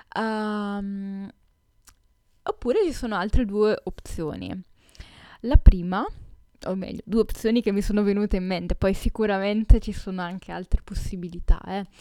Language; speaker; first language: Italian; native; Italian